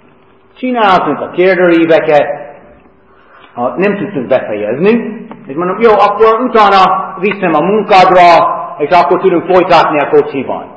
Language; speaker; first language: Hungarian; non-native, fluent; English